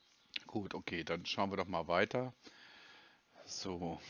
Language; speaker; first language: German; native; German